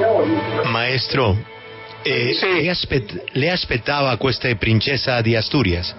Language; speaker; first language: Italian; non-native, learner; Spanish